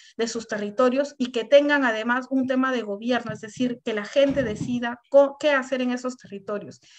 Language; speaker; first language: Spanish; native; Spanish